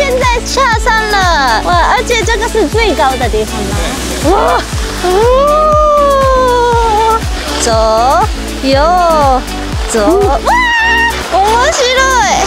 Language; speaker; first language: Chinese; non-native, fluent; Japanese